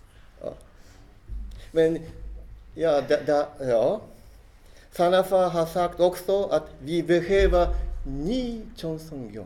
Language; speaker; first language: Swedish; non-native, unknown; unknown